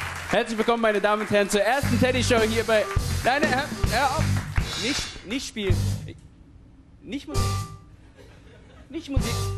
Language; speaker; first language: German; native; German